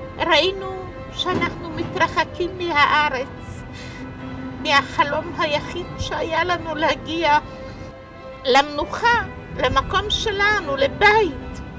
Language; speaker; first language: Hebrew; non-native, fluent; Polish